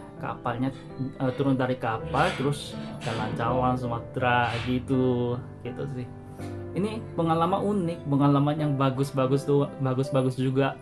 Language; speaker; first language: Indonesian; non-native, fluent; Korean